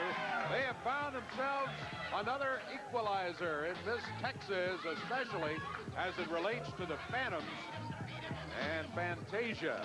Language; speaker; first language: English; native; English